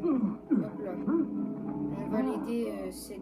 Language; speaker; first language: French; native; French